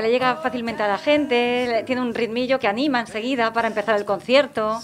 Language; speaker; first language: Spanish; native; Spanish